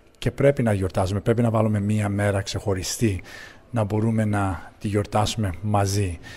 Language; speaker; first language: Greek; early bilingual, heritage; English